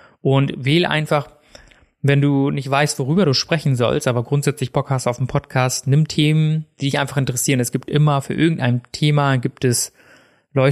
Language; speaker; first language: German; native; German